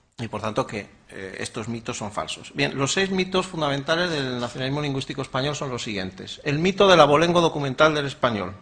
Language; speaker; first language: Spanish; native; Spanish